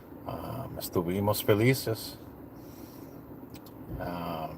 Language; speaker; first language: Spanish; non-native, learner; English